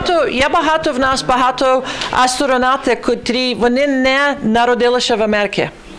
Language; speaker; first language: Ukrainian; early bilingual, other home language; English